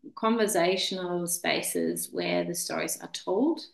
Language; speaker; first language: English; non-native, fluent; German